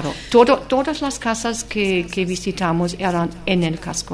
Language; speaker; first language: Spanish; non-native, fluent; German